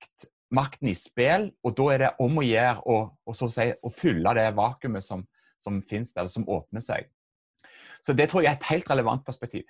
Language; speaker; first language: Norwegian; native; Norwegian